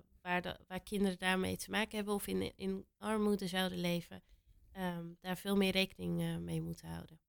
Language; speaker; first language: Dutch; native; Dutch